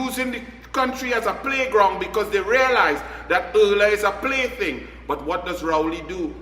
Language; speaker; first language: English; native; English